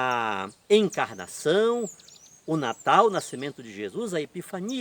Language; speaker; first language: Portuguese; native; Portuguese